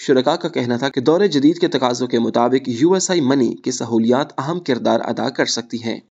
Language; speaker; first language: Urdu; native; Urdu